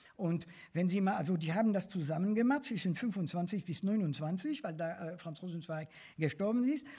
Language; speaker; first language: German; non-native, fluent; French